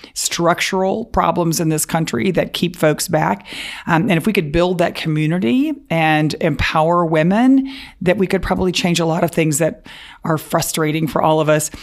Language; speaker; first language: English; native; English